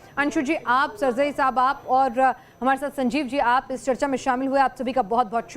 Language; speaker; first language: Hindi; native; Hindi